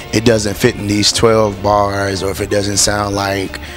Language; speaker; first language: English; native; English